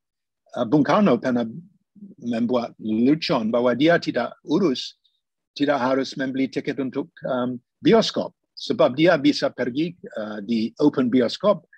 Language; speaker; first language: Indonesian; non-native, fluent; English